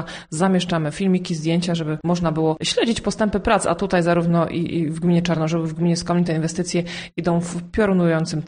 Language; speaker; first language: Polish; native; Polish